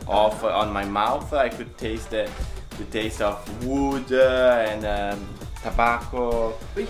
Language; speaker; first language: English; non-native, learner; Italian